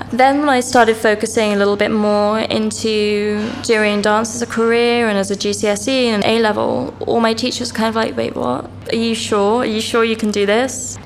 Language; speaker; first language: English; native; English